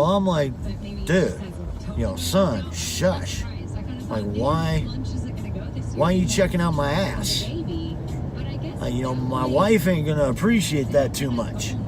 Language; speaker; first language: English; native; English